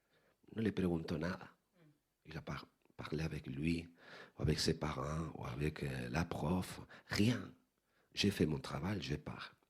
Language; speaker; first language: French; non-native, fluent; Spanish